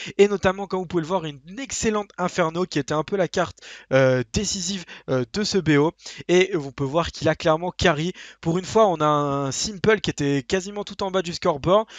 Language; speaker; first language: French; native; French